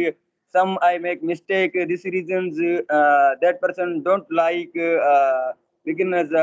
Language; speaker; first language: English; non-native, learner; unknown